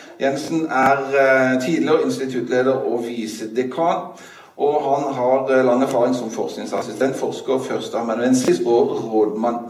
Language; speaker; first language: Norwegian; native; Norwegian